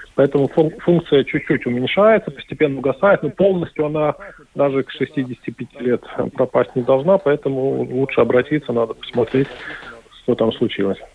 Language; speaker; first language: Russian; non-native, local second language; Latvian